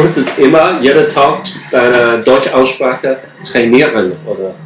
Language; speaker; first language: German; non-native, fluent; English